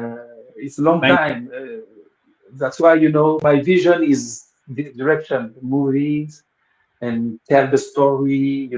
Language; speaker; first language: English; non-native, local second language; Wolof